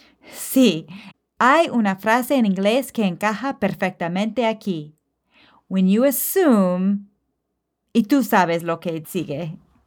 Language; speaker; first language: Spanish; non-native, fluent; English